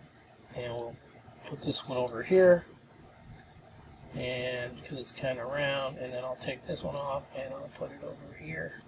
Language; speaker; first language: English; native; English